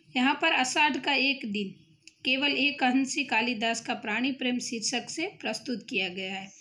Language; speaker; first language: Hindi; non-native, local second language; Gujarati